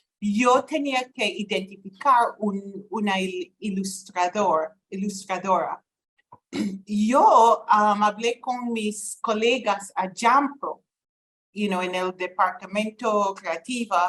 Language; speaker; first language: Spanish; non-native, fluent; English